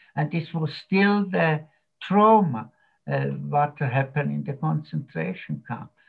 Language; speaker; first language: English; non-native, fluent; Slovak